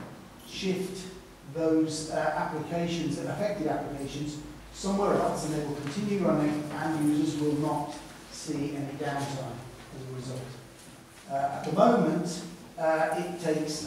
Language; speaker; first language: English; native; English